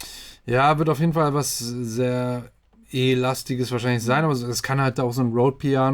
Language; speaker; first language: German; native; German